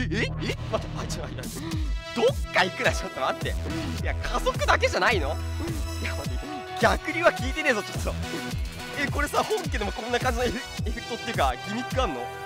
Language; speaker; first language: Japanese; native; Japanese